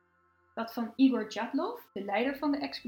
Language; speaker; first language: Dutch; native; Dutch